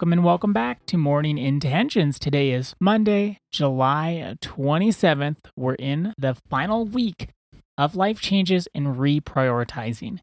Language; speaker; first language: English; native; English